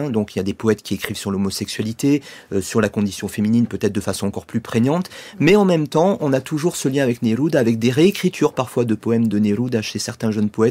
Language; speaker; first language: French; native; French